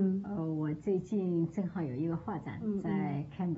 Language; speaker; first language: Chinese; native; Chinese